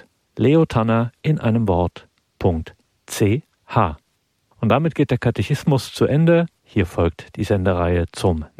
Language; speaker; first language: German; native; German